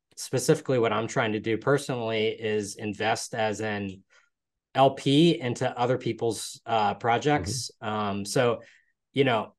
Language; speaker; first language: English; native; English